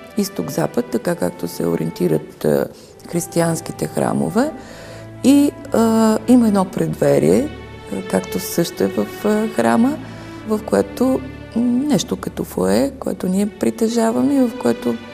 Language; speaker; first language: Bulgarian; native; Bulgarian